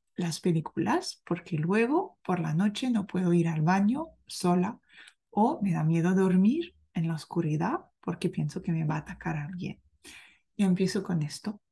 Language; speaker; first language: Spanish; non-native, fluent; French